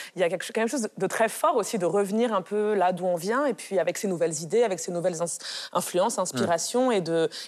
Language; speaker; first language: French; native; French